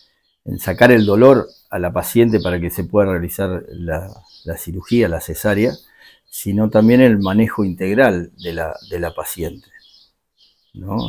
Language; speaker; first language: Spanish; native; Spanish